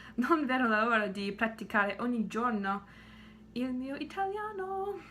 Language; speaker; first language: Italian; non-native, learner; English